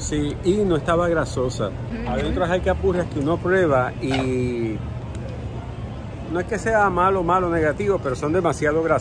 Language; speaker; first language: Spanish; native; Spanish